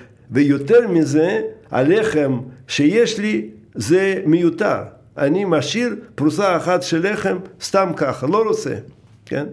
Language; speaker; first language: Hebrew; non-native, fluent; Russian